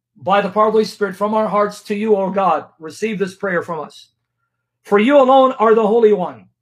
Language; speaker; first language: English; native; English